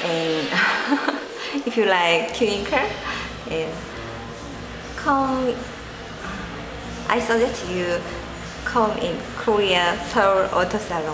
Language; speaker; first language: English; non-native, learner; Korean